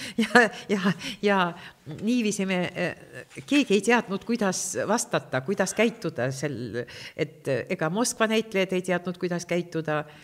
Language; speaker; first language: Estonian; non-native, local second language; Russian